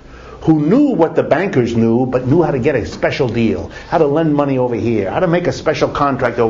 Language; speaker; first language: English; native; English